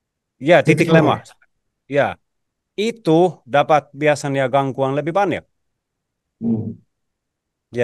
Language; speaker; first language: Indonesian; non-native, fluent; Finnish